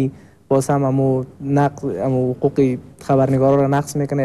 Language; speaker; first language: Persian; native; Persian